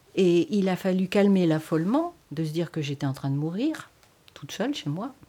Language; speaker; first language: French; native; French